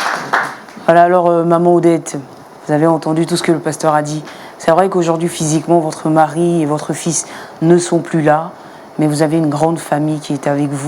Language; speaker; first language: French; native; French